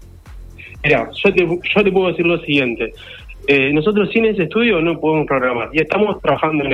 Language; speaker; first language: Spanish; native; Spanish